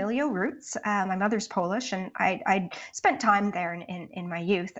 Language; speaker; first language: English; native; English